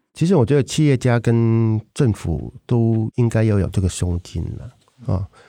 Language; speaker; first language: Chinese; non-native, local second language; Cantonese